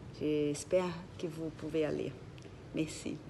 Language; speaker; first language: French; non-native, learner; Portuguese